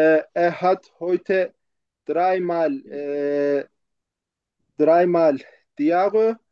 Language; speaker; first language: German; non-native, fluent; Turkish